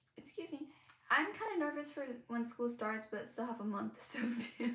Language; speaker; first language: English; non-native, local second language; Cantonese